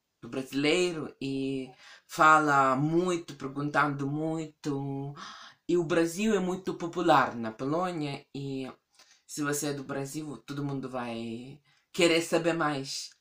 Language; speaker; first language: Portuguese; non-native, fluent; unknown